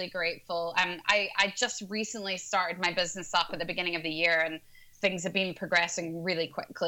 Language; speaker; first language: English; native; English